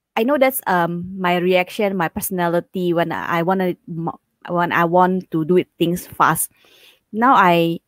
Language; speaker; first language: English; non-native, fluent; Indonesian